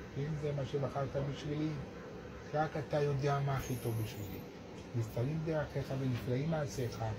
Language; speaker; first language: Hebrew; native; Hebrew